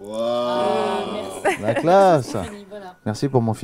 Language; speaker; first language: French; native; French